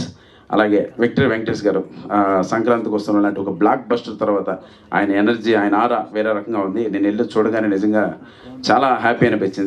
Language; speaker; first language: Telugu; native; Telugu